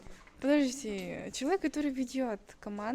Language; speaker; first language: Russian; non-native, fluent; Mongolian